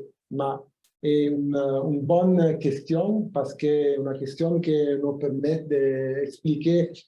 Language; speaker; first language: French; non-native, fluent; Italian